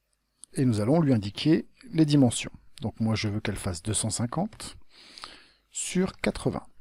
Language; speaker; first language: French; native; French